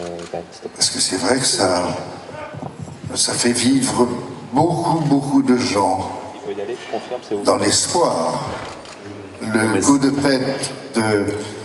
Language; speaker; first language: French; native; French